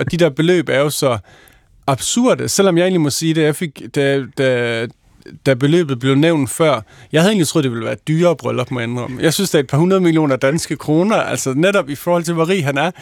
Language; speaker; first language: Danish; native; Danish